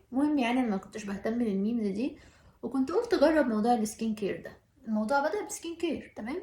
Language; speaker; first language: Arabic; native; Arabic